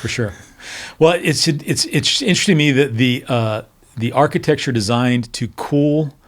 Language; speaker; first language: English; native; English